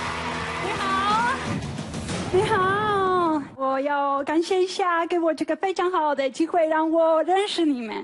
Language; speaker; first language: Chinese; non-native, learner; Spanish